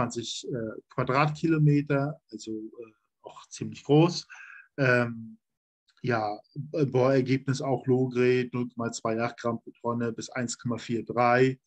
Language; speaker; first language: German; native; German